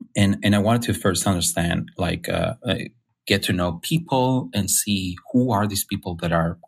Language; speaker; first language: English; non-native, fluent; Spanish